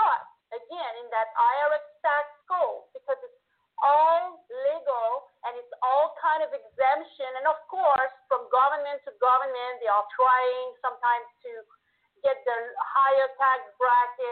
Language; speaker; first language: English; non-native, fluent; French